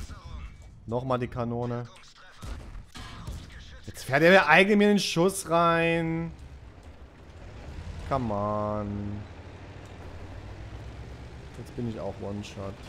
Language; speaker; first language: German; native; German